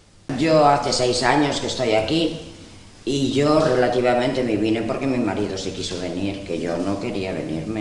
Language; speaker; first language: Spanish; non-native, local second language; Galician